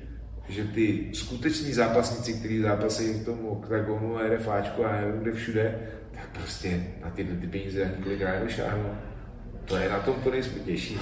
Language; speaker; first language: Czech; native; Czech